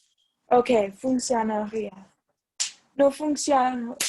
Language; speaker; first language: Spanish; non-native, learner; English